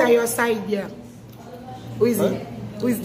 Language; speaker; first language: English; non-native, learner; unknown